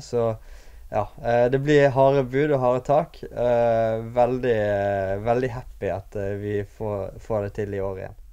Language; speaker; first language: Norwegian; native; Norwegian